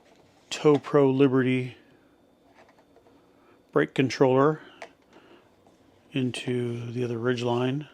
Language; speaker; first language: English; native; English